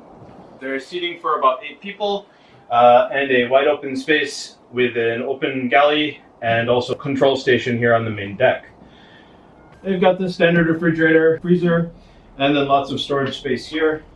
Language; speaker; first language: English; native; English